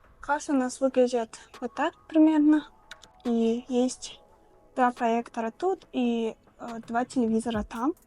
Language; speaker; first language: Russian; non-native, local second language; Tajik